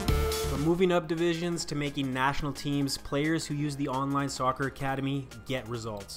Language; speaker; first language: English; native; English